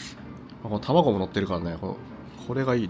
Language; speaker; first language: Japanese; native; Japanese